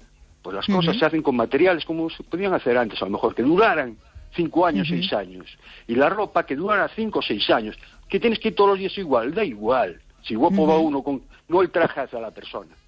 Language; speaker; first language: Spanish; native; Spanish